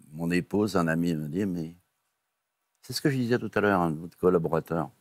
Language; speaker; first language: French; native; French